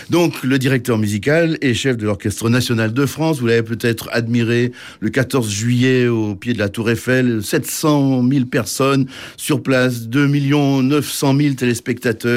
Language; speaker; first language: French; native; French